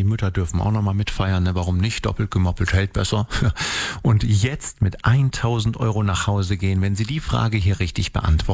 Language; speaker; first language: German; native; German